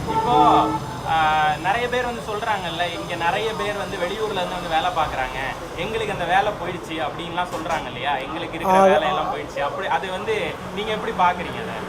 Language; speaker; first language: Tamil; native; Tamil